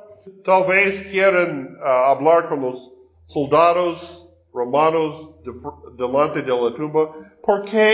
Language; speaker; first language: Spanish; non-native, learner; English